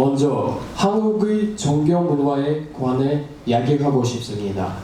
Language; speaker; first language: Korean; non-native, learner; Kyrgyz